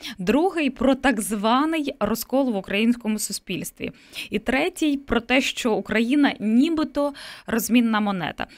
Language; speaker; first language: Ukrainian; native; Ukrainian